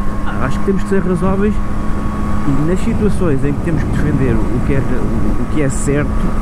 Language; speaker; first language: Portuguese; native; Portuguese